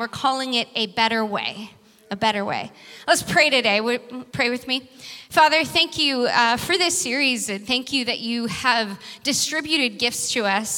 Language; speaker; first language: English; native; English